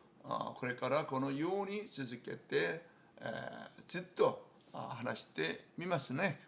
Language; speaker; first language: Japanese; non-native, fluent; Korean